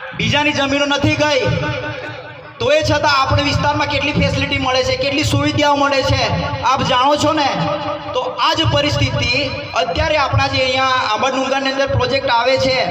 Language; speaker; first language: Gujarati; non-native, local second language; Bhili